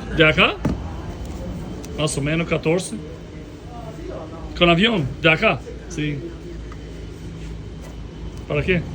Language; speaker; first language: Spanish; non-native, learner; Albanian